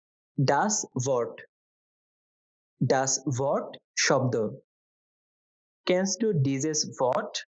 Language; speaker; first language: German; non-native, fluent; Bangla